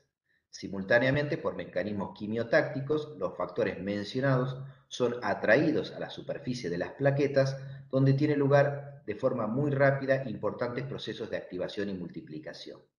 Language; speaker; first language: Spanish; native; Spanish